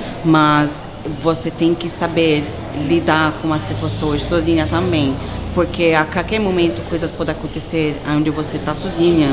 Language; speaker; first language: Portuguese; non-native, fluent; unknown